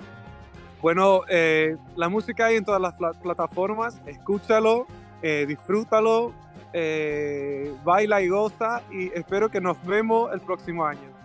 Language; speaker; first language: Spanish; non-native, fluent; Swedish